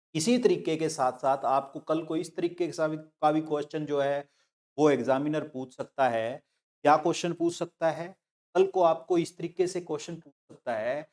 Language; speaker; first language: Hindi; non-native, local second language; Punjabi